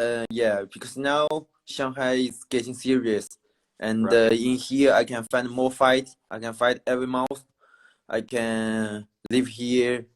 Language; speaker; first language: English; non-native, learner; Chinese